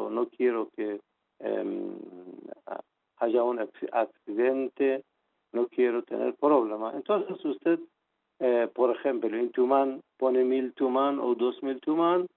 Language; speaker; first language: Spanish; non-native, fluent; Persian